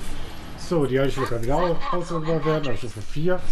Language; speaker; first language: German; native; German